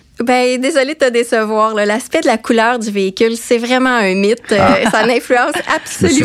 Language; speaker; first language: French; native; French